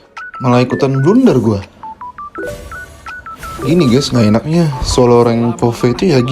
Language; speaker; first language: Indonesian; native; Indonesian